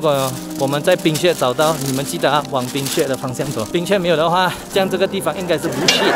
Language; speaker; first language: Chinese; native; Chinese